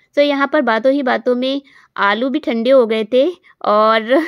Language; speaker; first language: Hindi; native; Hindi